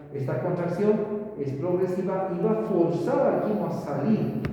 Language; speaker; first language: Spanish; native; Spanish